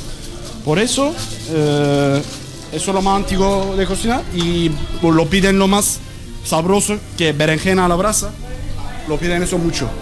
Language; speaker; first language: Spanish; non-native, learner; Turkish